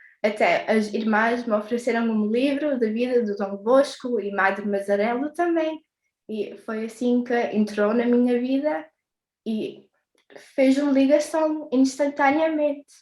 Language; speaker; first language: Portuguese; early bilingual, heritage; English